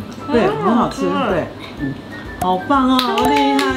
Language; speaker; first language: Chinese; native; Chinese